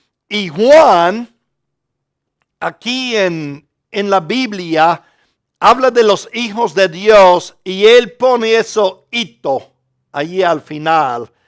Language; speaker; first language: Spanish; non-native, fluent; English